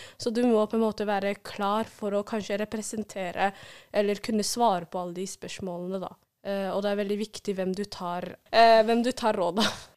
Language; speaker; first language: Norwegian; early bilingual, other home language; Somali